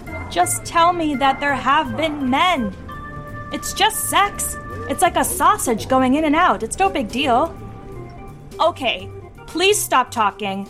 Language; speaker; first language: English; early bilingual, other home language; Greek